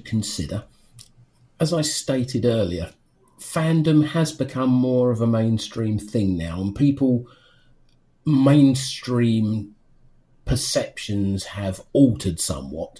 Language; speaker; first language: English; native; English